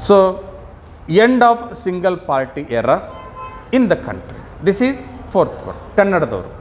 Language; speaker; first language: English; non-native, local second language; Kannada